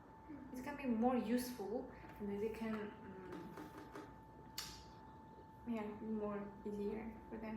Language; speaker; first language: English; non-native, learner; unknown